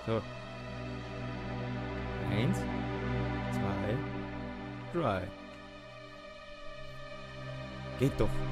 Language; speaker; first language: German; native; German